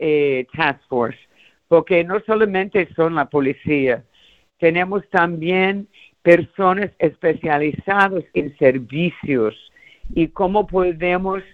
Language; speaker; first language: Spanish; early bilingual, heritage; Spanish